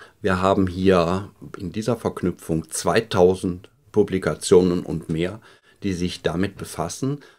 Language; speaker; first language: German; native; German